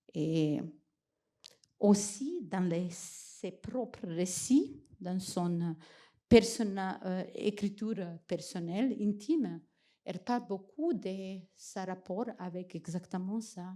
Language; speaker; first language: French; non-native, fluent; Macedonian